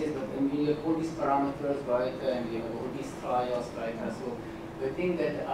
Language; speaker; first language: English; non-native, fluent; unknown